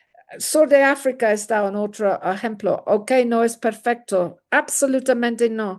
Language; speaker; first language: Spanish; non-native, learner; English